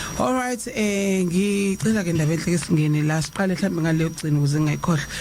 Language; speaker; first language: Zulu; native; Zulu